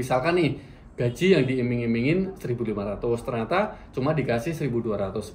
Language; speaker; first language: Indonesian; native; Indonesian